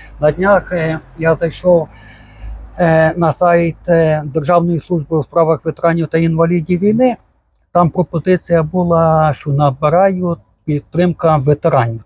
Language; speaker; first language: Ukrainian; native; Ukrainian